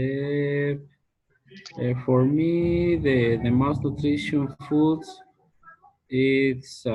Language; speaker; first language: English; non-native, learner; Spanish